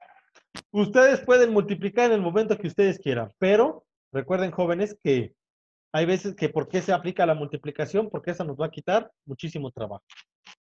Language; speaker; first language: Spanish; native; Spanish